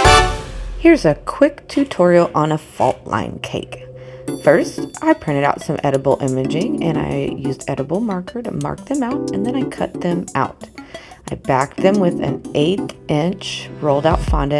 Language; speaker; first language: English; native; English